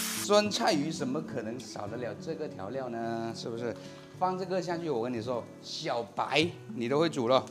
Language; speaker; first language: Chinese; native; Chinese